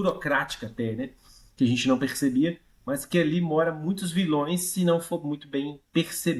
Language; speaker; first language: Portuguese; native; Portuguese